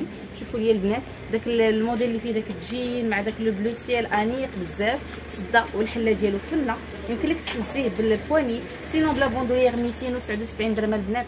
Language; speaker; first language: Arabic; native; Arabic